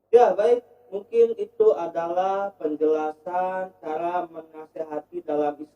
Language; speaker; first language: Indonesian; native; Indonesian